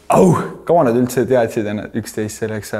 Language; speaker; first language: Estonian; native; Estonian